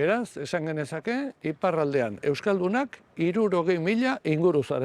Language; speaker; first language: Basque; native; Basque